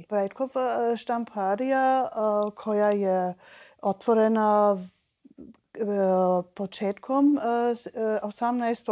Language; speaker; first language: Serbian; non-native, fluent; German